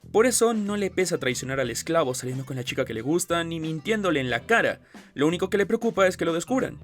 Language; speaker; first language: Spanish; native; Spanish